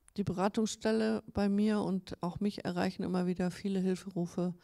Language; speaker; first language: German; native; German